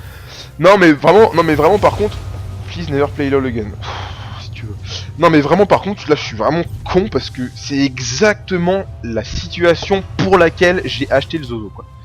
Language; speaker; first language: French; native; French